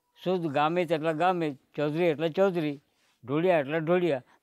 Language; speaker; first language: Gujarati; non-native, local second language; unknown